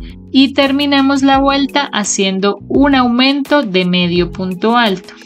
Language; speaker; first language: Spanish; native; Spanish